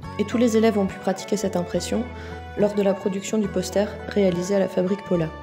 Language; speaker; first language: French; native; French